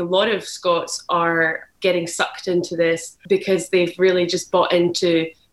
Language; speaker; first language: English; native; English